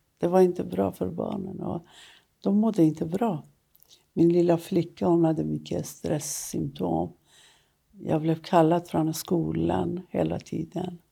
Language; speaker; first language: Swedish; non-native, fluent; Persian